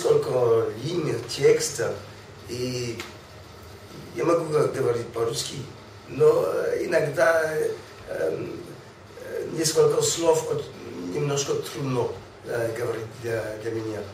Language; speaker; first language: Russian; non-native, learner; French